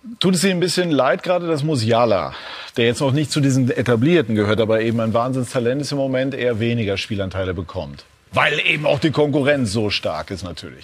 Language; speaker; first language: German; native; German